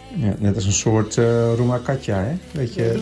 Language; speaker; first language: Dutch; native; Dutch